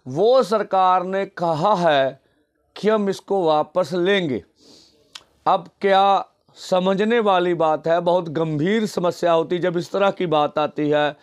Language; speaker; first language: Hindi; non-native, local second language; Punjabi